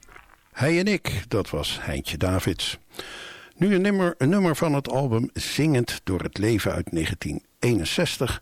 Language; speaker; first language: Dutch; native; Dutch